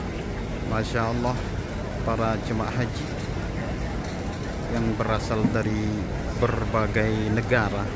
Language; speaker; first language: Indonesian; native; Indonesian